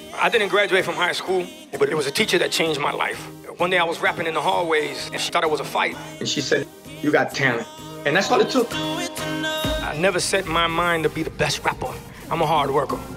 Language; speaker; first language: English; native; English